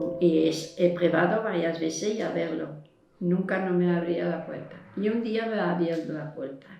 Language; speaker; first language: Spanish; non-native, fluent; French